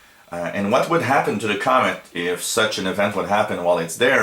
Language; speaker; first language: English; non-native, local second language; French